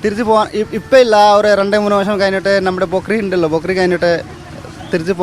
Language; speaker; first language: Malayalam; non-native, learner; Bangla